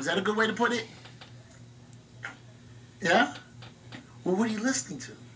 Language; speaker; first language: English; native; English